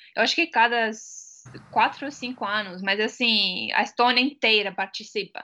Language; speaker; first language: Portuguese; non-native, fluent; Estonian